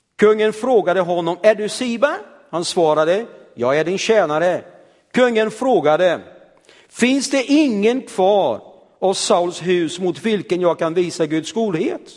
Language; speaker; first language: Swedish; early bilingual, heritage; Swedish